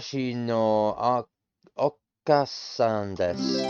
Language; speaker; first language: Japanese; non-native, learner; English